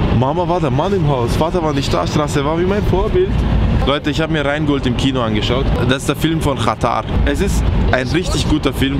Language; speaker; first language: German; early bilingual, other home language; Persian